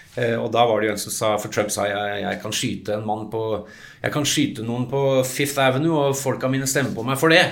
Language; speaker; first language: Norwegian; early bilingual, other home language; English